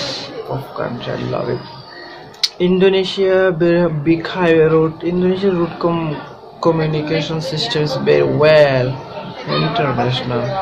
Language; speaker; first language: English; non-native, learner; Bangla